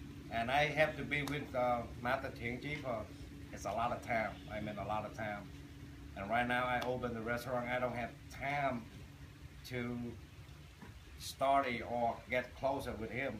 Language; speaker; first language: English; non-native, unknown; Vietnamese